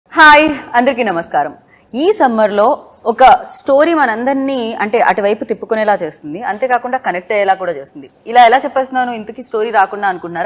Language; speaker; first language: Telugu; native; Telugu